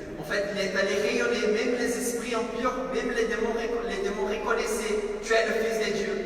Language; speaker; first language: French; non-native, fluent; Portuguese